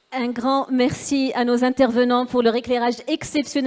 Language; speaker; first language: French; non-native, local second language; Arabic